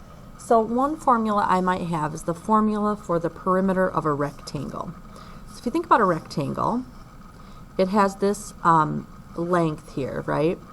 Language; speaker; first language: English; native; English